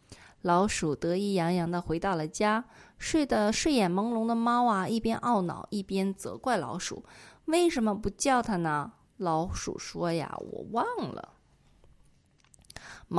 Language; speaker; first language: Chinese; native; Chinese